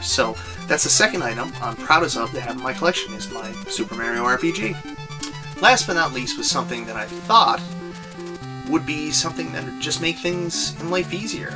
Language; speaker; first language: English; native; English